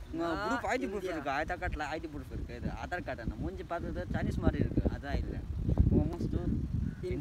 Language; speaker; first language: Tamil; non-native, learner; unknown